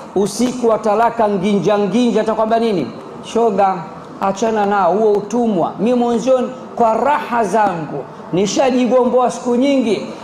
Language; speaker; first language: Swahili; native; Swahili